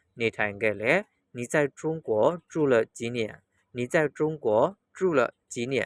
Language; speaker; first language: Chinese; non-native, fluent; Burmese